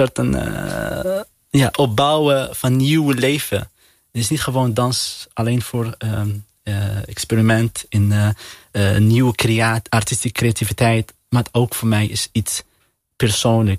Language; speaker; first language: Dutch; non-native, fluent; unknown